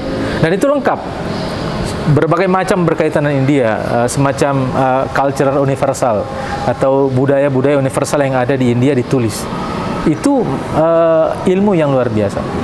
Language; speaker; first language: Indonesian; native; Indonesian